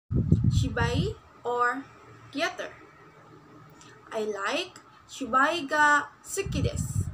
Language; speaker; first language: English; non-native, local second language; Filipino